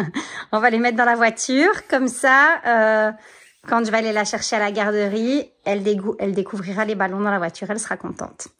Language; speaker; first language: French; native; French